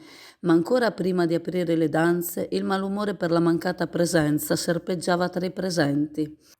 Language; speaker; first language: Italian; native; Italian